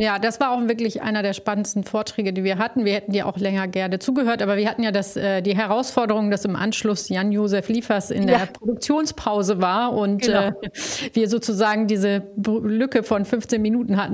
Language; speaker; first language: German; native; German